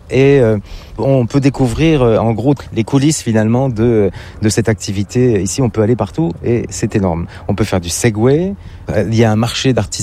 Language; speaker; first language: French; native; French